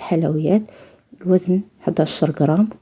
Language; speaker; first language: Arabic; native; Arabic